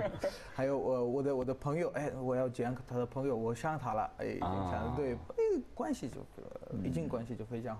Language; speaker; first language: Chinese; non-native, learner; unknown